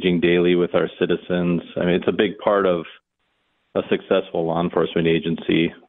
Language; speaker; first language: English; native; English